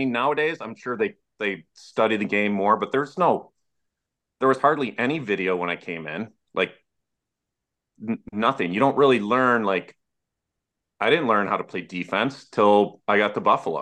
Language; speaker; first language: English; native; English